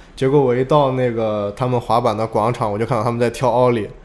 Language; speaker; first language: Chinese; native; Chinese